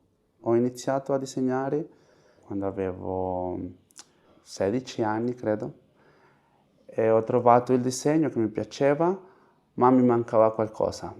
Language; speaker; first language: Italian; non-native, fluent; Spanish